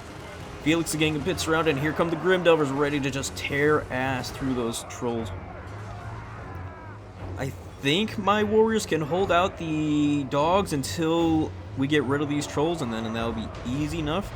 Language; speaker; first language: English; native; English